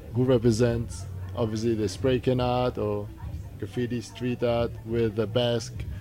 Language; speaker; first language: English; non-native, fluent; German